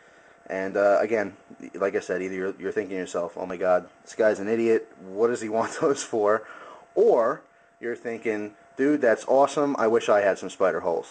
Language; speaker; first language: English; native; English